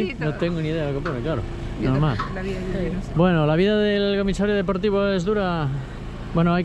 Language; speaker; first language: Spanish; native; Spanish